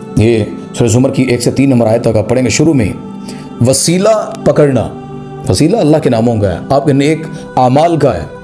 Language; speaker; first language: Urdu; non-native, local second language; Punjabi